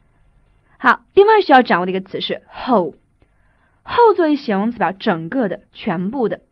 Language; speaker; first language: Chinese; native; Chinese